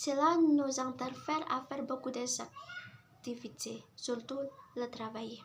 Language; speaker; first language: French; non-native, learner; Indonesian